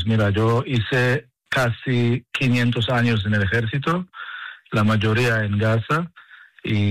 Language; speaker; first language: Spanish; early bilingual, heritage; Spanish